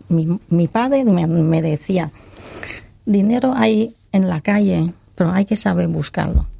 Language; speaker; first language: Spanish; non-native, learner; Khmer